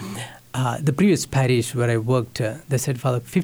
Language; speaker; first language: English; non-native, local second language; Malayalam